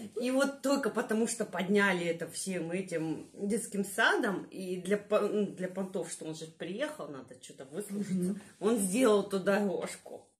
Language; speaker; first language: Russian; native; Russian